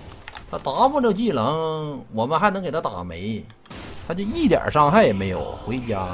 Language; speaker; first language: Chinese; native; Chinese